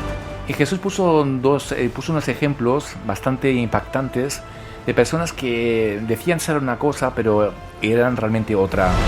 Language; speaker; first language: Spanish; native; Spanish